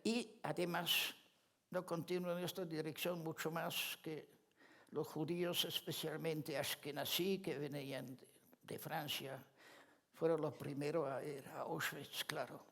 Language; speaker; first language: Spanish; non-native, fluent; Ladino